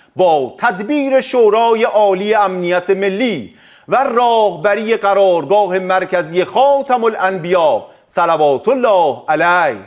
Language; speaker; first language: Persian; native; Persian